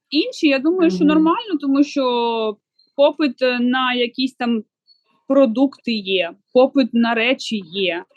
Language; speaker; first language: Ukrainian; non-native, local second language; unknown